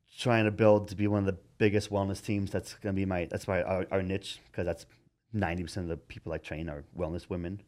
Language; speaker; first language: English; native; English